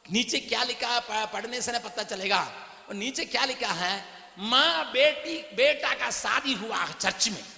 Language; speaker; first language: Hindi; non-native, local second language; Tamil